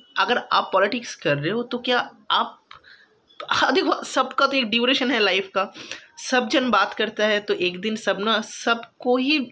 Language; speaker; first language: Hindi; non-native, local second language; Bangla